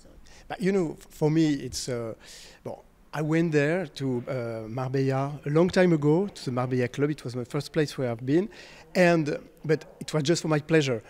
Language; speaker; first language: English; non-native, fluent; French